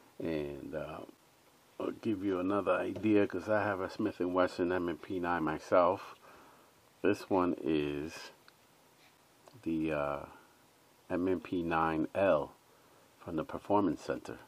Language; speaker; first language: English; native; English